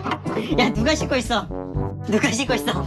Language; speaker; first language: Korean; native; Korean